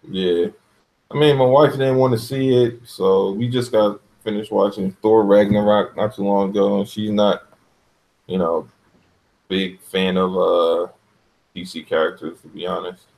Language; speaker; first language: English; native; English